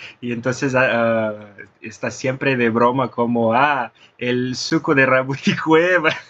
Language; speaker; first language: Spanish; non-native, fluent; Portuguese